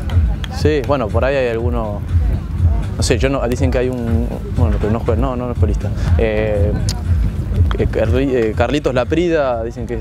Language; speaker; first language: Spanish; native; Spanish